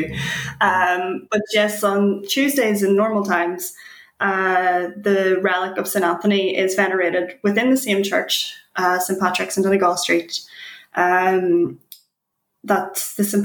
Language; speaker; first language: English; native; English